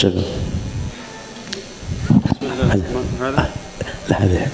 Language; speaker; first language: Arabic; non-native, fluent; Indonesian